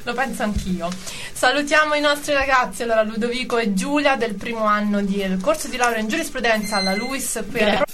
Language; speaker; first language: Italian; native; Italian